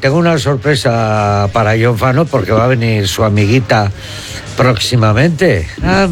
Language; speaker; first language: Spanish; native; Spanish